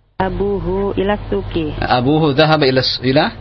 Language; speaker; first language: Arabic; non-native, fluent; Indonesian